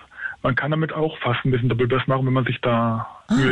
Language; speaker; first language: German; native; German